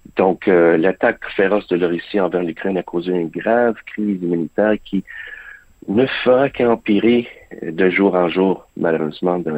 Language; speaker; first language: French; early bilingual, other home language; Ukrainian